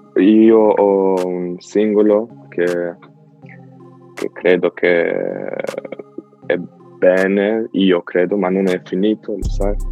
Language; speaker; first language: Italian; non-native, learner; Albanian